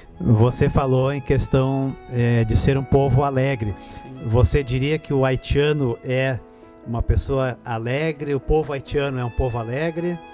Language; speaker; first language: Portuguese; native; Portuguese